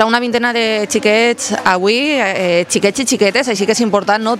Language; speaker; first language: Catalan; native; Catalan